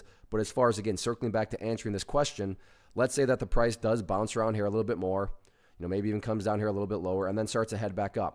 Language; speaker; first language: English; native; English